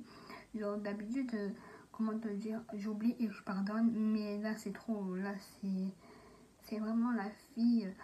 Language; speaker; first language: French; native; French